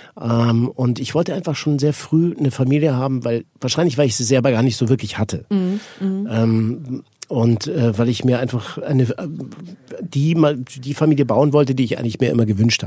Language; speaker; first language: German; native; German